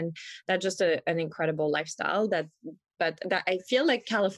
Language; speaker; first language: English; non-native, fluent; French